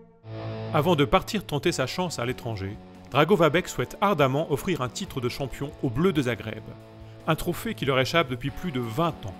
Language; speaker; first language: French; native; French